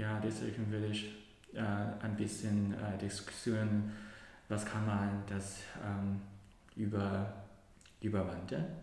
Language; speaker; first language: German; non-native, learner; Cantonese